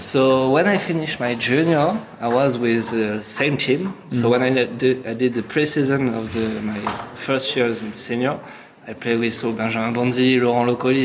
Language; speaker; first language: English; non-native, learner; French